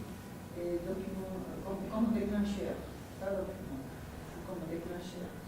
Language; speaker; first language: French; non-native, fluent; Spanish